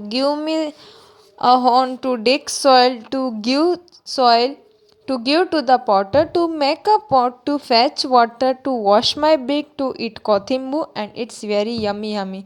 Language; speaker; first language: English; non-native, local second language; Gujarati